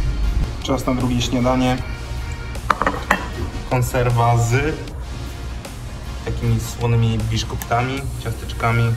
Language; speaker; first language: Polish; native; Polish